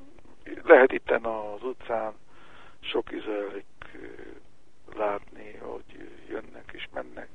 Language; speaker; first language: Hungarian; early bilingual, heritage; Hebrew